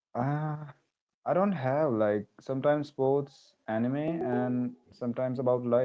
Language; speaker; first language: English; non-native, local second language; Hindi